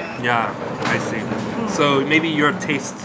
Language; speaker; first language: English; non-native, fluent; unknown